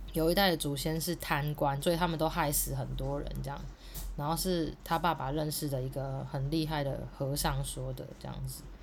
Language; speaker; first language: Chinese; native; Chinese